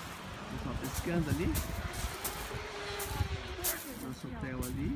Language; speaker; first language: Portuguese; native; Portuguese